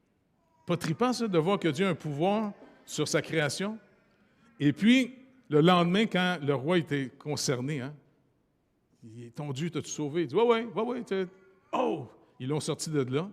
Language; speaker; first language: French; native; French